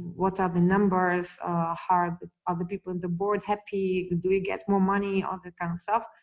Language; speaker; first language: English; non-native, fluent; Italian